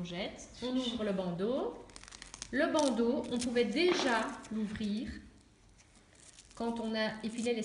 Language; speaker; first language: French; native; French